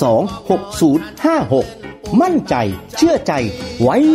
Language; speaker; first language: Thai; native; Thai